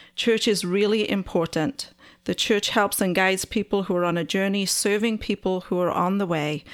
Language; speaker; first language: English; native; English